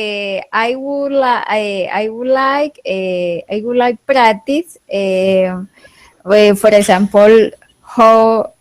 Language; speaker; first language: English; non-native, learner; Spanish